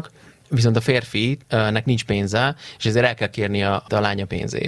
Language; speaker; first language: Hungarian; native; Hungarian